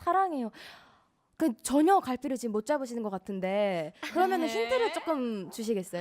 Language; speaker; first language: Korean; native; Korean